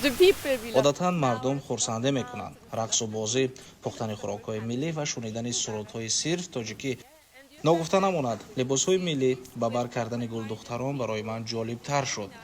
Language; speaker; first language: Persian; non-native, fluent; Kara-Kalpak